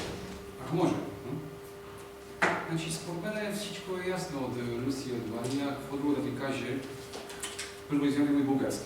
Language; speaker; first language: Bulgarian; non-native, learner; Polish